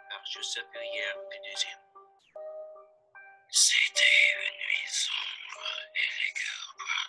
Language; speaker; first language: French; non-native, learner; English